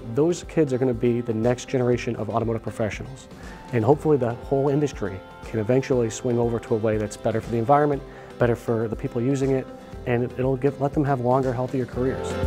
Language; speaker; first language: English; native; English